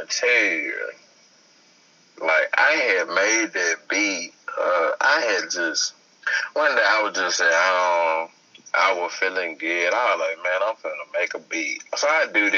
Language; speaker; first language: English; native; English